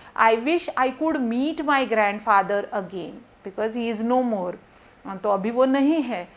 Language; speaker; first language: Hindi; non-native, local second language; Marathi